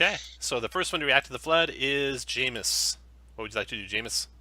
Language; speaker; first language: English; native; English